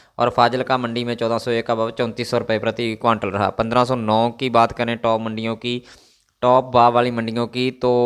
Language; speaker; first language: Hindi; non-native, local second language; Punjabi